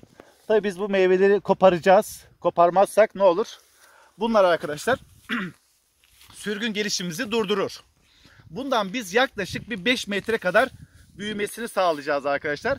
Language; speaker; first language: Turkish; native; Turkish